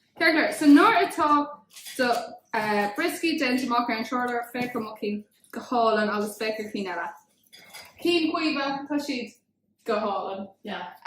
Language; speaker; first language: Irish; non-native, local second language; English